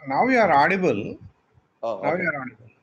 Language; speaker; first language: English; non-native, local second language; Telugu